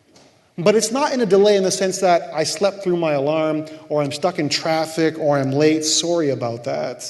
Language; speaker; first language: English; native; English